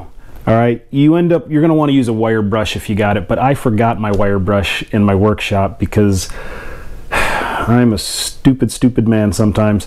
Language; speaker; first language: English; native; English